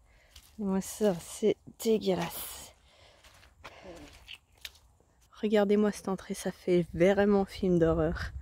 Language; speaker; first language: French; native; French